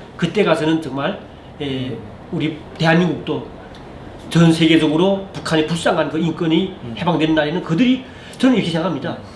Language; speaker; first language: Korean; native; Korean